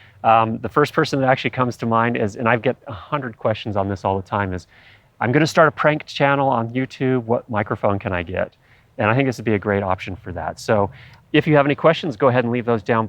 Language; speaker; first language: English; native; English